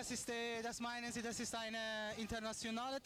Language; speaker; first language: German; non-native, learner; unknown